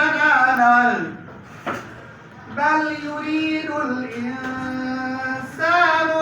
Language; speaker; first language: Arabic; native; Arabic